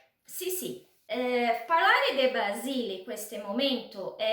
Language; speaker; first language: Italian; non-native, learner; Portuguese